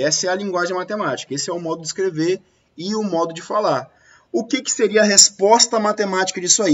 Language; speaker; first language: Portuguese; native; Portuguese